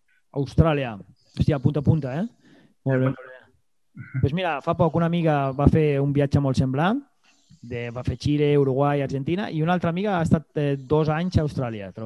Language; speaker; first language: Catalan; native; Catalan